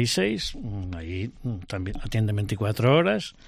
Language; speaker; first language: Spanish; native; Spanish